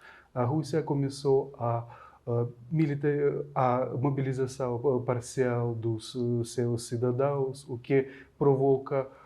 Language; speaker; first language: Portuguese; non-native, fluent; Ukrainian